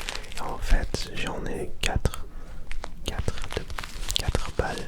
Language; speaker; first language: French; non-native, learner; Dutch